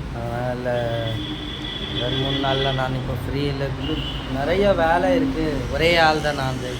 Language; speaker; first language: Tamil; non-native, local second language; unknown